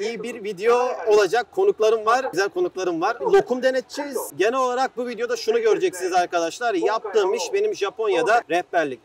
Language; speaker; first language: Turkish; native; Turkish